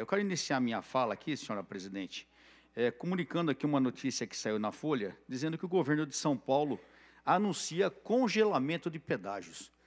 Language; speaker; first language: Portuguese; native; Portuguese